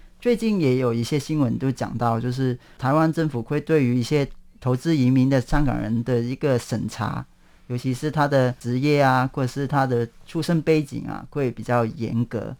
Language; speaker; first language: Chinese; non-native, local second language; Cantonese